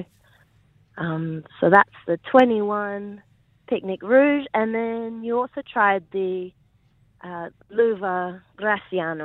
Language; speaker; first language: English; native; English